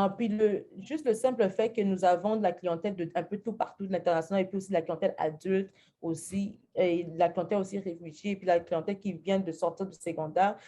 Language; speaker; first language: French; early bilingual, other home language; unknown